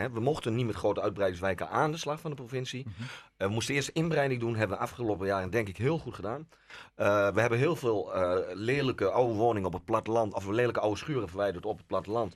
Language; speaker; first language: Dutch; native; Dutch